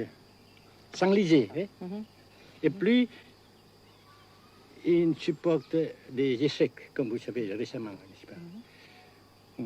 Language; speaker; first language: French; non-native, fluent; Vietnamese